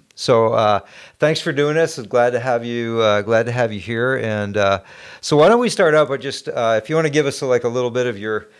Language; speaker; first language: English; native; English